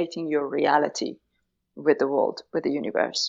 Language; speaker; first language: English; non-native, fluent; Persian